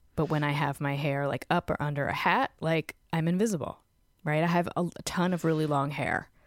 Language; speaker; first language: English; native; English